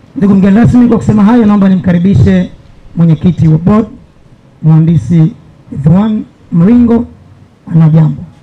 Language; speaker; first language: Swahili; native; Swahili